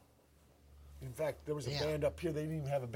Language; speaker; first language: English; native; English